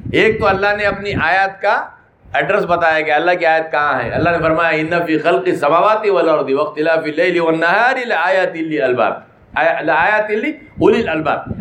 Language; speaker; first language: Urdu; native; Urdu